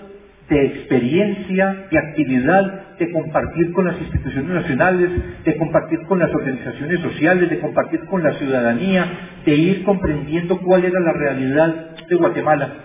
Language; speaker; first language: Spanish; native; Spanish